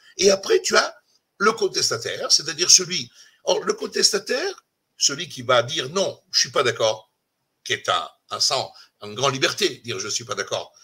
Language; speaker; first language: French; non-native, fluent; Italian